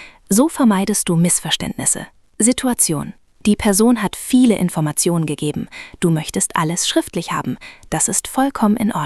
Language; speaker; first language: German; non-native, fluent; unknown